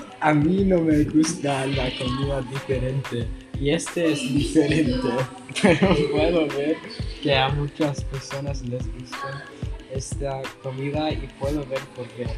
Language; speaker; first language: Spanish; non-native, learner; English